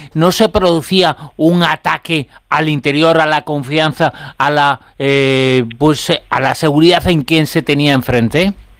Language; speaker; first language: Spanish; native; Spanish